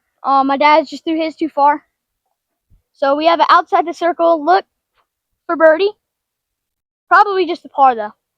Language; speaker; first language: English; native; English